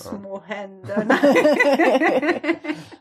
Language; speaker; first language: Swedish; non-native, fluent; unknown